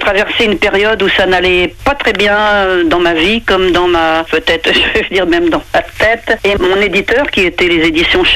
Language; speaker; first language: French; native; French